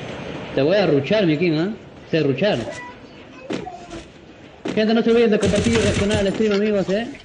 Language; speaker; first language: Spanish; native; Spanish